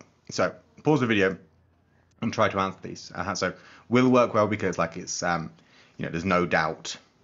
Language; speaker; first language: English; native; English